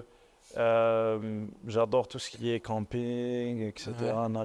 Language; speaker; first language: French; non-native, local second language; Arabic